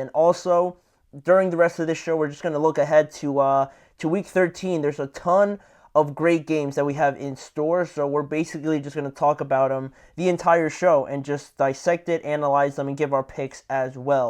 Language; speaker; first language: English; native; English